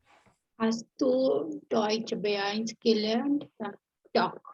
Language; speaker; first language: German; non-native, learner; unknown